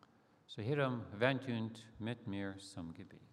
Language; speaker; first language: German; early bilingual, heritage; Plautdietsch